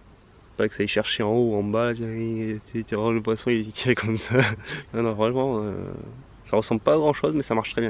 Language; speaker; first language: French; native; French